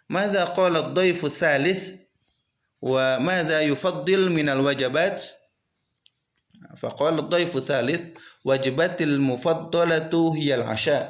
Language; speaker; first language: Arabic; non-native, fluent; Indonesian